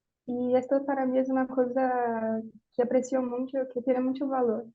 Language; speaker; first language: Spanish; non-native, learner; Portuguese